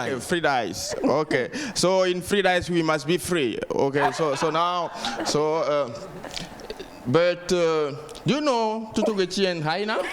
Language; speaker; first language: English; non-native, learner; French